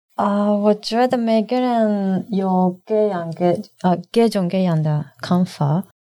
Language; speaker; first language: Chinese; non-native, learner; Japanese